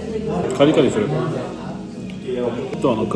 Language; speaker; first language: Japanese; non-native, fluent; French